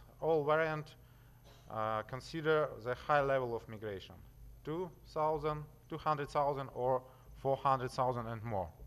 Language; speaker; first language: English; non-native, learner; Russian